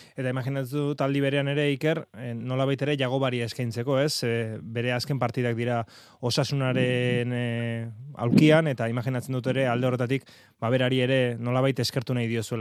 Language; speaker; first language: Basque; native; Basque